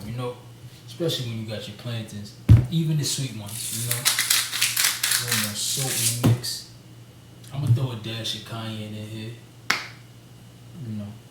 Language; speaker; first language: English; native; English